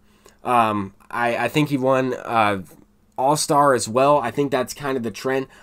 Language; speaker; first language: English; native; English